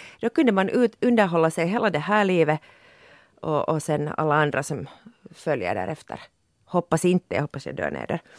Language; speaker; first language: Swedish; native; Swedish